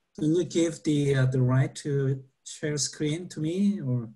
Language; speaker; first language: English; non-native, fluent; Korean